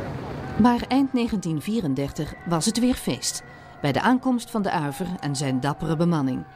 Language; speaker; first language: Dutch; native; Dutch